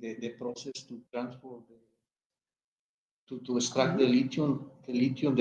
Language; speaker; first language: English; non-native, learner; Spanish